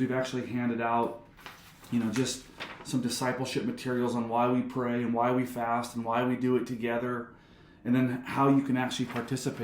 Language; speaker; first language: English; native; English